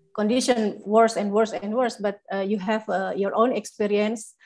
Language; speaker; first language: English; non-native, fluent; Indonesian